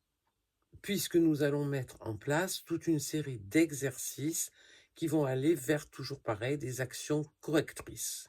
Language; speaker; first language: French; native; French